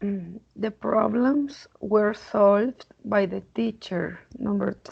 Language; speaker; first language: English; non-native, learner; Spanish